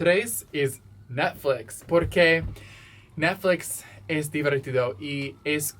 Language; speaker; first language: Spanish; non-native, learner; English